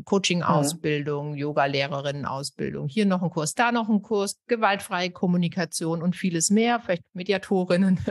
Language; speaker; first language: German; native; German